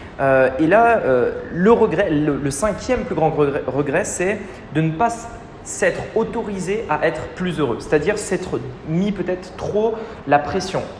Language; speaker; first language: French; native; French